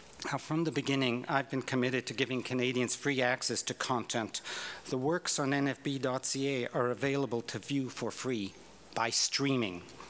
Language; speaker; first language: English; native; English